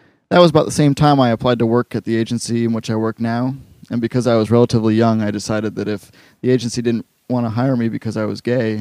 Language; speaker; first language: English; native; English